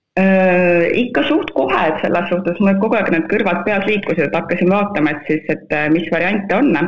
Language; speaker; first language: Estonian; native; Estonian